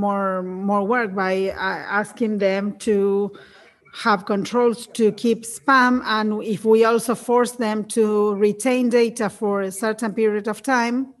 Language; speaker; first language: English; non-native, fluent; Spanish